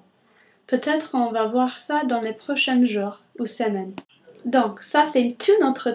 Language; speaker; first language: French; non-native, learner; English